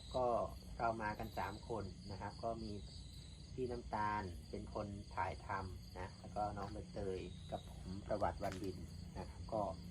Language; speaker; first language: Thai; non-native, local second language; Northern Khmer